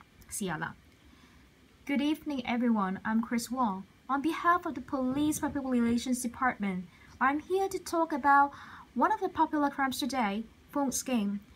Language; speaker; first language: English; non-native, local second language; Cantonese